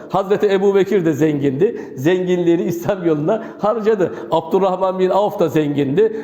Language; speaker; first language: Turkish; native; Turkish